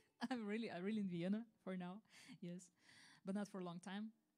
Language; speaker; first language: English; non-native, fluent; Ukrainian